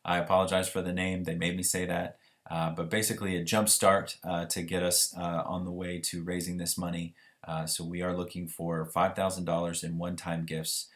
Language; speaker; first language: English; native; English